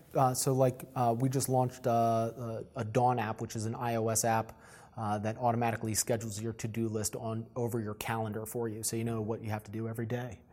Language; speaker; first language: English; native; English